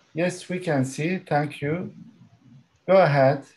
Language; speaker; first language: English; non-native, fluent; Turkish